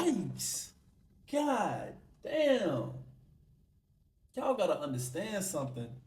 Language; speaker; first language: English; native; English